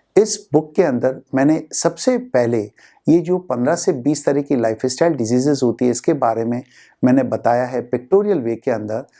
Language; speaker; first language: Hindi; native; Hindi